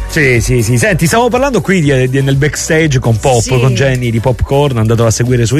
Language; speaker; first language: Italian; native; Italian